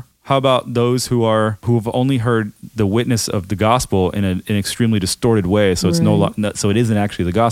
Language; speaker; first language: English; early bilingual, other home language; German